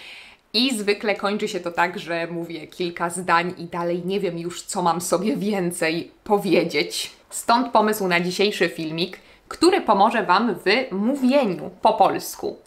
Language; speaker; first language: Polish; native; Polish